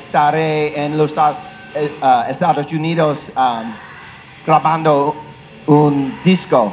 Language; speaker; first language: Spanish; non-native, learner; English